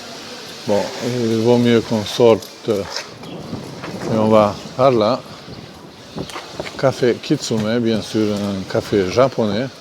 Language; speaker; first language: French; non-native, fluent; Hungarian